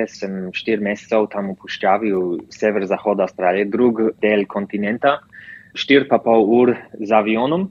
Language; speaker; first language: Slovenian; early bilingual, heritage; English